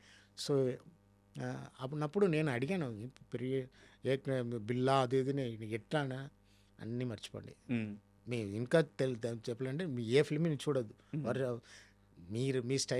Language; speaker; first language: Telugu; non-native, fluent; Tamil